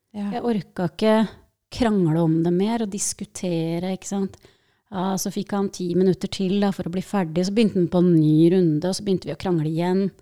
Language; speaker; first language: Norwegian; native; Norwegian